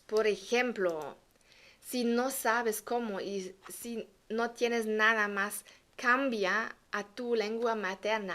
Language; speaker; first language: Spanish; non-native, fluent; German